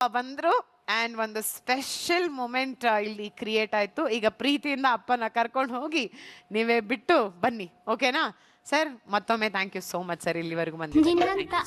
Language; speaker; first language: Kannada; native; Kannada